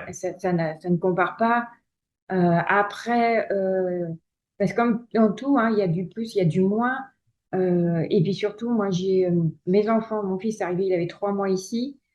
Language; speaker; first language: French; native; French